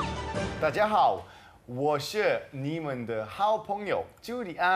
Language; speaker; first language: Chinese; non-native, learner; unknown